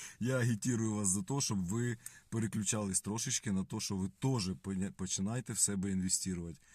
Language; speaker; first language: Ukrainian; native; Ukrainian